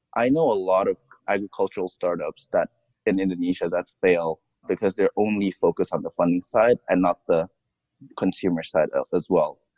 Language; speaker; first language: English; non-native, fluent; Indonesian